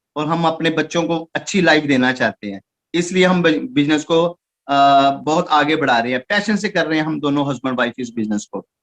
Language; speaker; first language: Hindi; non-native, local second language; Punjabi